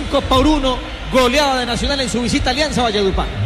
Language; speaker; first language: Spanish; native; Spanish